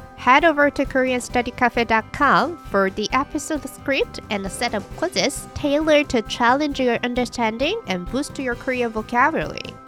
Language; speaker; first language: English; non-native, fluent; Korean